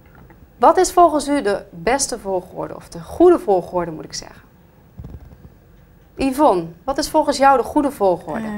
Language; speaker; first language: Dutch; native; Dutch